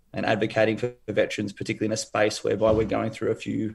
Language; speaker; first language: English; native; English